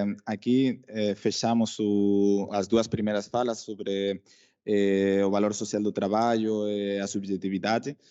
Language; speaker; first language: Portuguese; non-native, fluent; Spanish